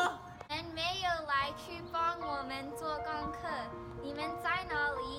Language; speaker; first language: Chinese; non-native, learner; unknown